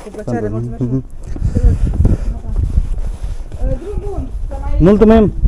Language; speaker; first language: Romanian; non-native, learner; Bangla